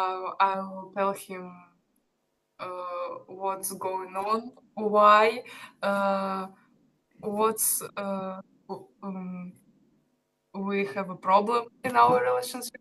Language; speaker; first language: English; non-native, learner; Russian